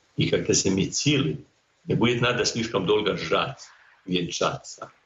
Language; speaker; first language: Russian; non-native, fluent; Croatian